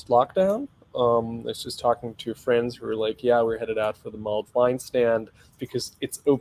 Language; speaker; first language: English; non-native, fluent; German